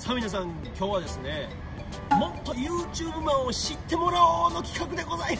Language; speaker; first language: Japanese; native; Japanese